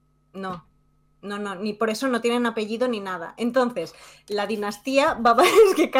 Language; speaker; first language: Spanish; native; Spanish